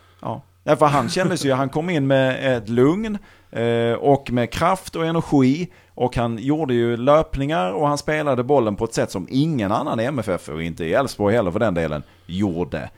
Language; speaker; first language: Swedish; native; Swedish